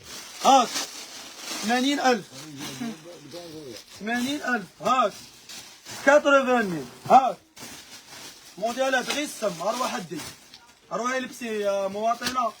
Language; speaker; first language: Arabic; native; Arabic